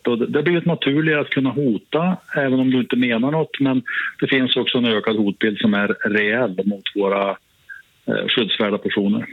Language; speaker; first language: Swedish; native; Swedish